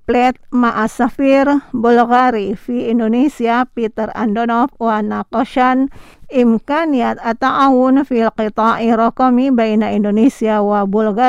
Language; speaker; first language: Arabic; non-native, learner; Indonesian